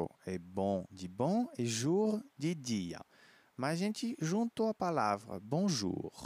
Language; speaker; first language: Portuguese; non-native, fluent; French